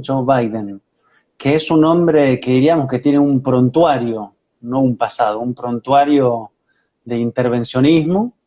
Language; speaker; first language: Spanish; native; Spanish